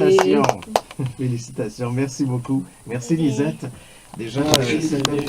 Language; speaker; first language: French; native; French